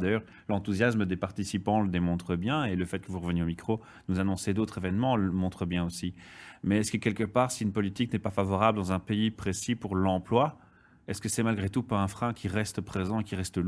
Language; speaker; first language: French; native; French